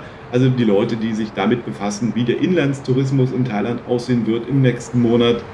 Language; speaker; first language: German; native; German